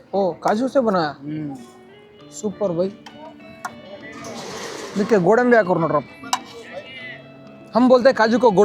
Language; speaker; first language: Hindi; non-native, local second language; Kannada